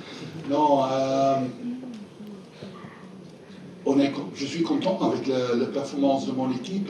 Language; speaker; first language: French; non-native, fluent; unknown